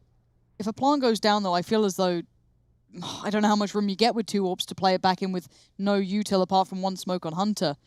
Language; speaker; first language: English; native; English